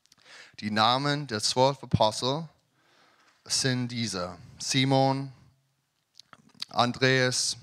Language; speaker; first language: German; non-native, learner; English